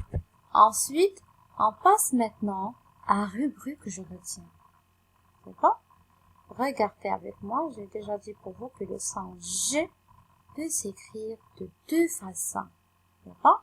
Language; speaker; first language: French; non-native, local second language; Arabic